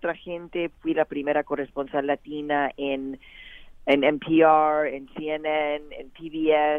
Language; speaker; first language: English; native; English